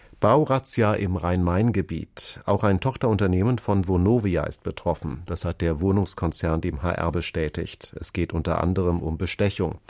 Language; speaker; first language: German; native; German